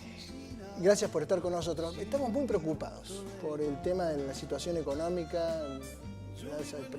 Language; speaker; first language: Spanish; native; Spanish